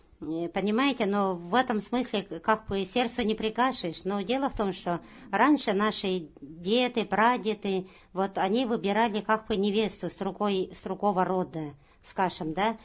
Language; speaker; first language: Russian; non-native, local second language; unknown